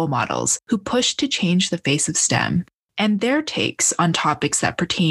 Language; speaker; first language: English; native; English